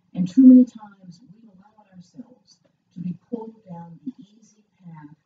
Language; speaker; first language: English; native; English